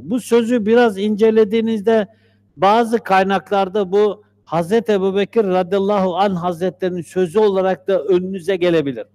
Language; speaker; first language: Turkish; native; Turkish